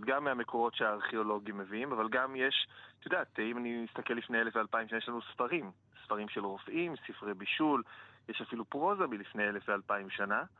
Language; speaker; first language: Hebrew; native; Hebrew